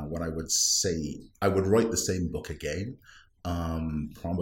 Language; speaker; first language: English; non-native, local second language; Welsh